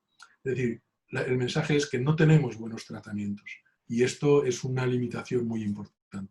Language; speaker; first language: Spanish; native; Spanish